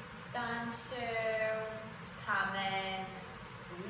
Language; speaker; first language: Chinese; non-native, learner; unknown